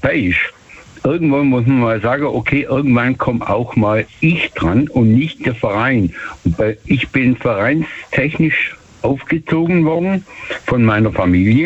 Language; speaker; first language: German; native; German